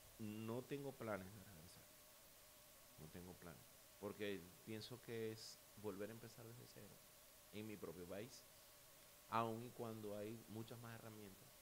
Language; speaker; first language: Spanish; native; Spanish